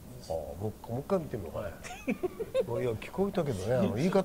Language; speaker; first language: Japanese; native; Japanese